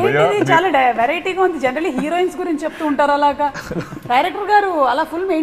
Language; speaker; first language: Telugu; native; Telugu